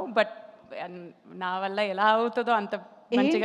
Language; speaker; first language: Telugu; non-native, local second language; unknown